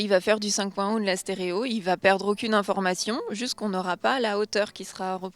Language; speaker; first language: French; native; French